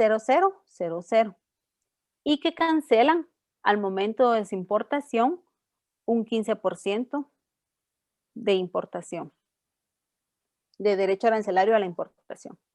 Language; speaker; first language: Spanish; native; Spanish